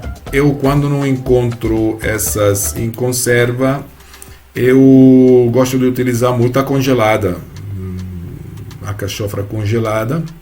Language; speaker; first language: Portuguese; non-native, fluent; Italian